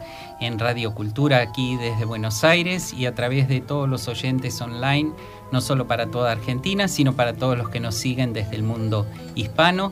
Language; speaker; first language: Spanish; native; Spanish